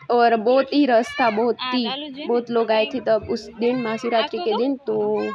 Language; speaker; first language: Hindi; non-native, local second language; Gujarati